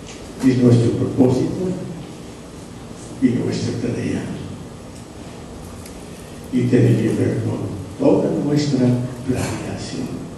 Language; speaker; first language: Spanish; non-native, fluent; English